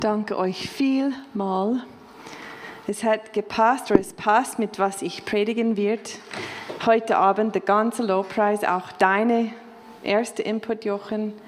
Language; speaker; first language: German; non-native, fluent; English